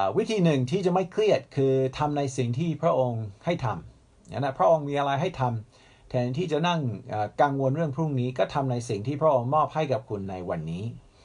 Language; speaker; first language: Thai; non-native, fluent; English